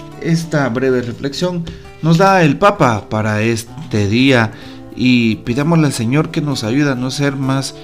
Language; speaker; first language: Spanish; native; Spanish